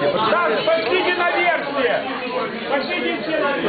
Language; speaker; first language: Russian; native; Russian